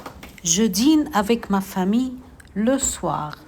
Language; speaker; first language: French; non-native, fluent; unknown